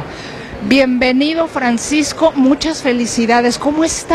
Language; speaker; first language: Spanish; native; Spanish